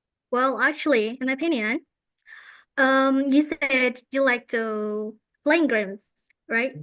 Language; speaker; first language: English; non-native, fluent; Indonesian